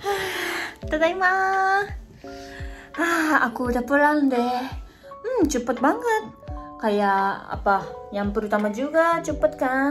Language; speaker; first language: Indonesian; non-native, learner; Japanese